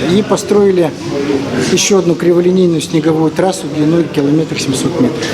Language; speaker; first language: Russian; native; Russian